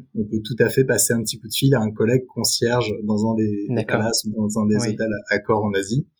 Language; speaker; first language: French; native; French